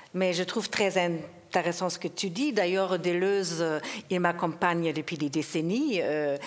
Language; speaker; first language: French; non-native, fluent; German